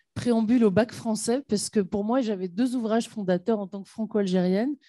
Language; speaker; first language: French; native; French